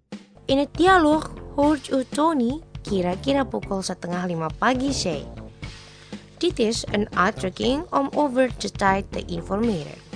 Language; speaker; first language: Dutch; non-native, learner; Indonesian